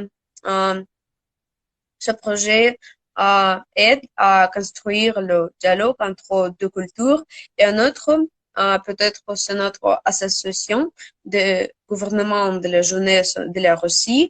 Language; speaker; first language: French; non-native, learner; Russian